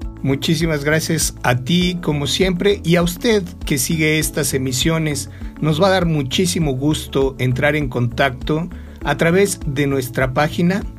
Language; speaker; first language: Spanish; native; Spanish